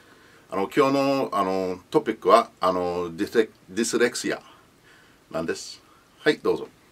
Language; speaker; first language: Japanese; non-native, learner; English